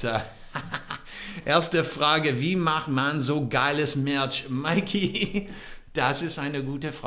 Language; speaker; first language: German; non-native, learner; English